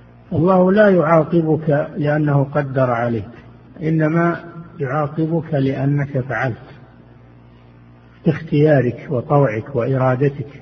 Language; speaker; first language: Arabic; native; Arabic